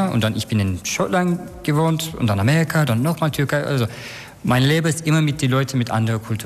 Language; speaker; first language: German; non-native, learner; Turkish